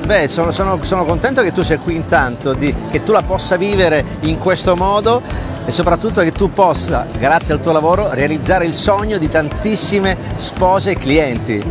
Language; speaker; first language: Italian; native; Italian